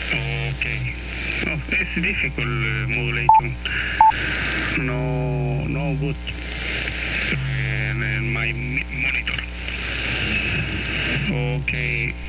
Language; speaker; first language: English; non-native, learner; Spanish